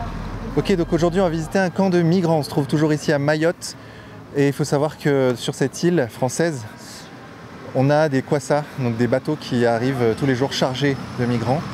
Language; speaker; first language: French; native; French